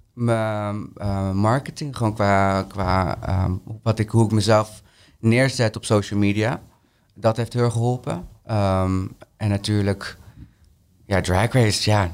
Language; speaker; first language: Dutch; early bilingual, other home language; Spanish